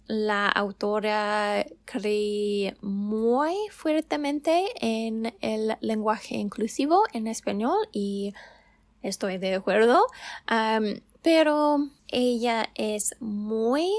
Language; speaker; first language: Spanish; non-native, learner; English